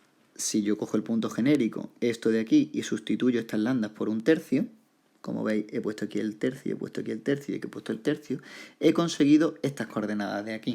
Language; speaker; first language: Spanish; native; Spanish